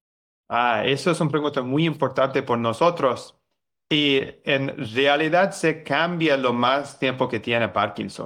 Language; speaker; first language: Spanish; non-native, learner; English